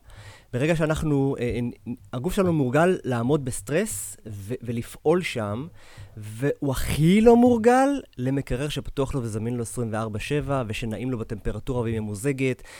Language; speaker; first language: Hebrew; native; Hebrew